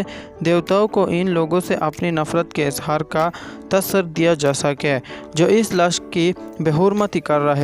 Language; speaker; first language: Urdu; native; Urdu